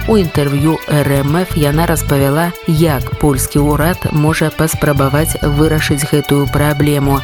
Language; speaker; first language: Belarusian; native; Belarusian